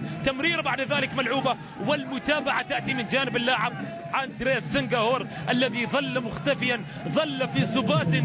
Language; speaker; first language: Arabic; native; Arabic